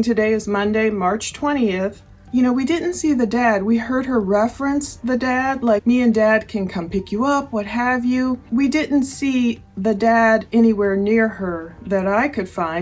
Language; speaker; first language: English; native; English